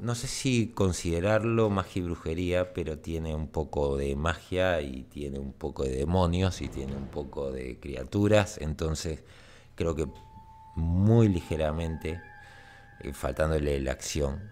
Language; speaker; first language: Spanish; native; Spanish